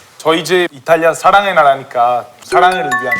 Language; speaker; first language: Korean; non-native, fluent; Italian